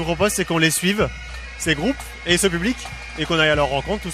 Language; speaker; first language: French; native; French